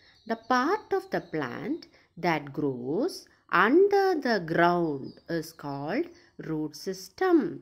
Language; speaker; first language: English; non-native, local second language; Tamil